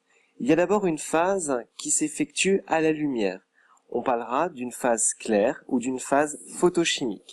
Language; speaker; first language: French; native; French